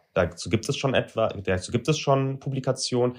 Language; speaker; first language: German; native; German